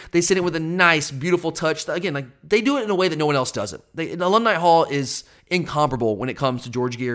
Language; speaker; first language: English; native; English